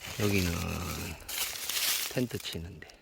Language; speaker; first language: Korean; native; Korean